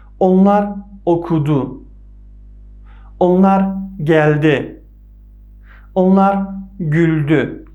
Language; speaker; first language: Turkish; non-native, fluent; Persian